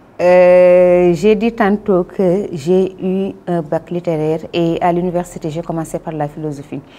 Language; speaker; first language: French; non-native, local second language; Wolof